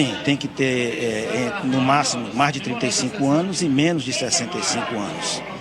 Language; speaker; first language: Portuguese; native; Portuguese